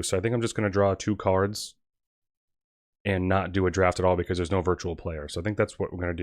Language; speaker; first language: English; native; English